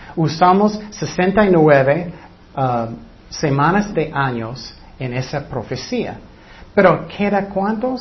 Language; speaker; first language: Spanish; non-native, fluent; English